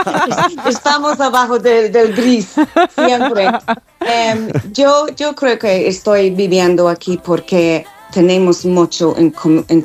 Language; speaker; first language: Spanish; non-native, fluent; English